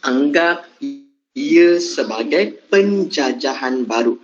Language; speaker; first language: Malay; non-native, local second language; Tamil